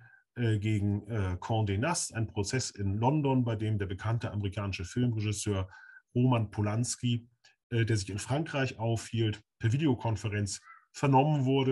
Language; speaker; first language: German; native; German